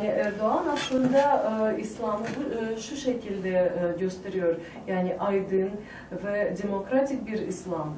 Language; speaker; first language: Turkish; non-native, fluent; Tajik